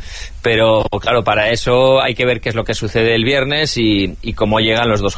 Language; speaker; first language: Spanish; native; Spanish